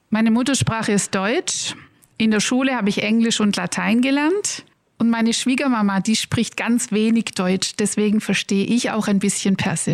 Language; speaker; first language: German; native; German